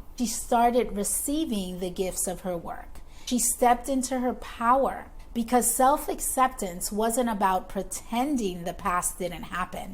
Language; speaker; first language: English; native; English